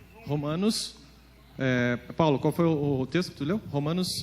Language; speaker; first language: Portuguese; native; Portuguese